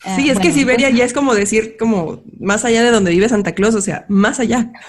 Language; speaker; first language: Spanish; native; Spanish